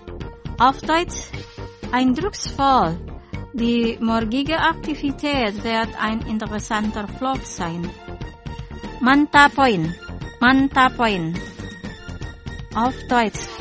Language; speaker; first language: German; non-native, fluent; Indonesian